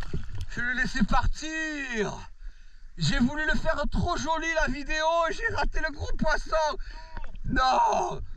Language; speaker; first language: French; native; French